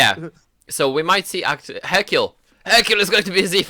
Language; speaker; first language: English; native; English